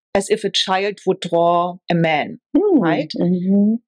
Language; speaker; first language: English; non-native, fluent; German